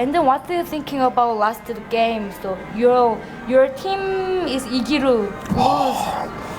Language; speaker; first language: English; non-native, learner; Korean